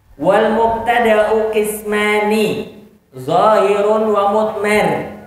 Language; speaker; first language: Arabic; non-native, fluent; Indonesian